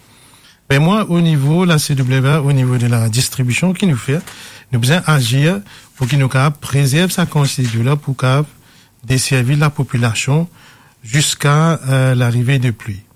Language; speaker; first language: French; non-native, local second language; Morisyen